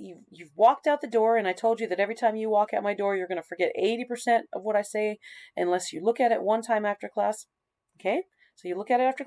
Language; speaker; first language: English; native; English